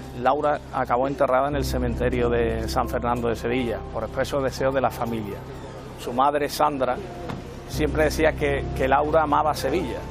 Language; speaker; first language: Spanish; native; Spanish